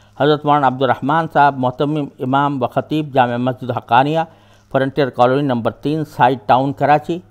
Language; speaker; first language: Urdu; native; Urdu